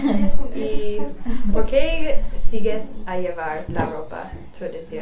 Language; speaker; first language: Spanish; non-native, learner; English